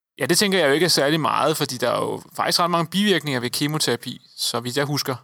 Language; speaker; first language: Danish; native; Danish